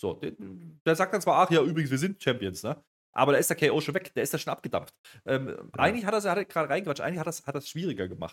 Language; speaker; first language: German; native; German